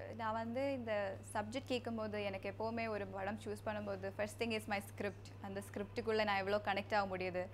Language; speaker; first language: Tamil; non-native, local second language; Malayalam